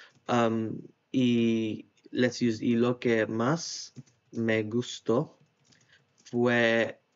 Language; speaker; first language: Spanish; non-native, fluent; English